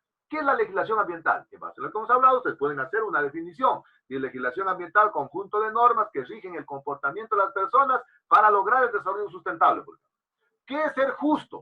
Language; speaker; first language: Spanish; native; Spanish